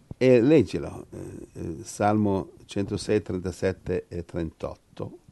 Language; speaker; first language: Italian; native; Italian